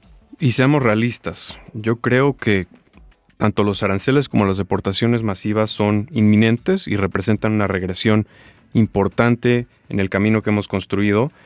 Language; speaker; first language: Spanish; native; Spanish